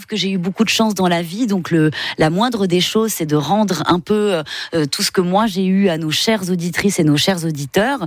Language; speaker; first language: French; native; French